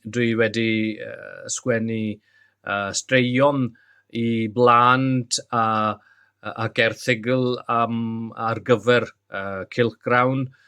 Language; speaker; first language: Welsh; non-native, learner; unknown